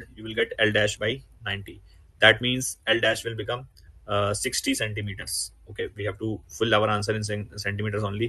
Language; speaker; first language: English; non-native, local second language; Hindi